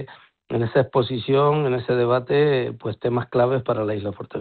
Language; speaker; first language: Spanish; native; Spanish